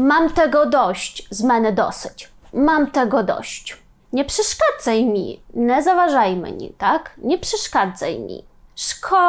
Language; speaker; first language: Polish; non-native, fluent; Ukrainian